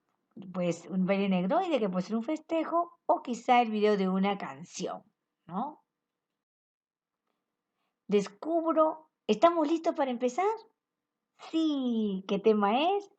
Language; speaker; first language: Spanish; native; Spanish